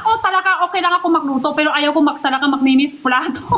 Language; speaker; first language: Filipino; non-native, learner; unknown